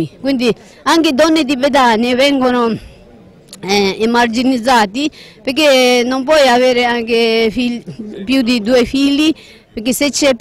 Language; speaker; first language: Italian; non-native, learner; Tibetan